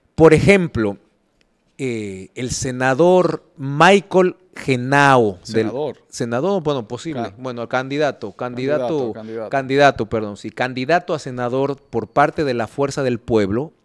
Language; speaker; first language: Spanish; native; Spanish